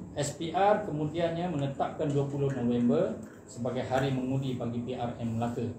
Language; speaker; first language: Malay; non-native, local second language; Chinese